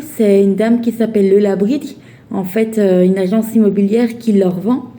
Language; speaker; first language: French; native; French